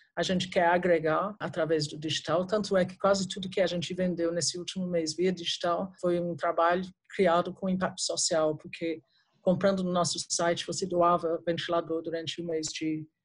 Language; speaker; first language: Portuguese; non-native, fluent; English